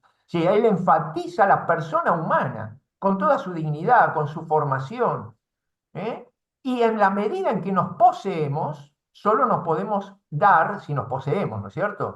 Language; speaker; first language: Spanish; native; Spanish